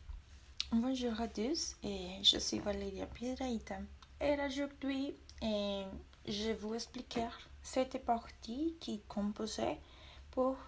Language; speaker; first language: French; non-native, learner; Spanish